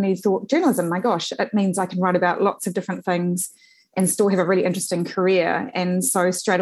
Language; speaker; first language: English; native; English